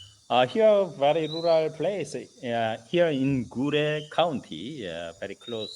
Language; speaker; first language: English; non-native, learner; Korean